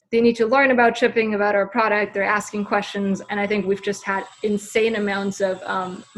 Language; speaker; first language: English; non-native, fluent; German